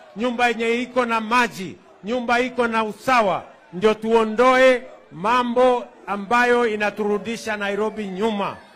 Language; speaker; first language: Swahili; non-native, local second language; Kalenjin